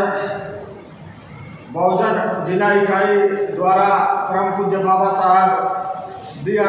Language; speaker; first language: Hindi; native; Hindi